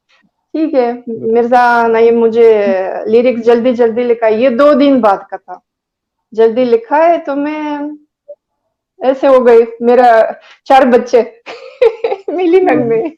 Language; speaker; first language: Hindi; non-native, learner; Greek